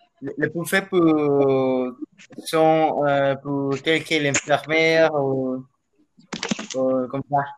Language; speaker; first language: French; non-native, learner; Spanish